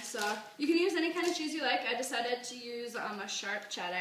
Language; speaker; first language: English; native; English